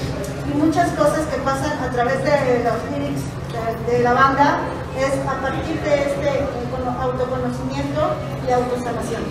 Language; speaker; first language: Spanish; native; Spanish